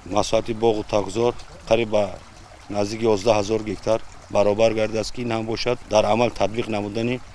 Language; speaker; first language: Tajik; native; Tajik